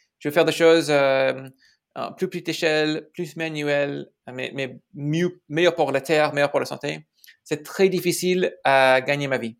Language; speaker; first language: French; non-native, fluent; English